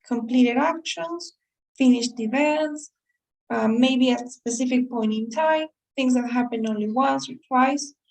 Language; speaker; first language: English; non-native, fluent; Spanish